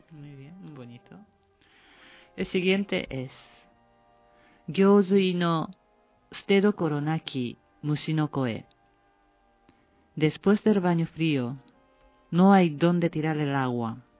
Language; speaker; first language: Spanish; non-native, fluent; Japanese